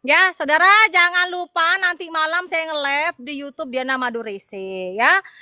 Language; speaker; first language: Indonesian; non-native, local second language; Madurese